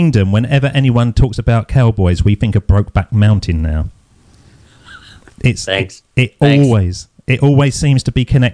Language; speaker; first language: English; native; English